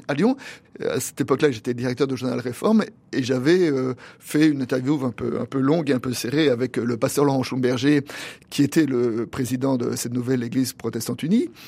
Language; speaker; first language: French; native; French